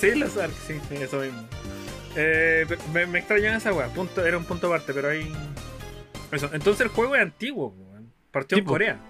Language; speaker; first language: Spanish; native; Spanish